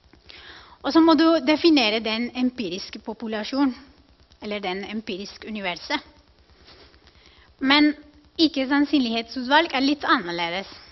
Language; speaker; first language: Norwegian; non-native, fluent; Spanish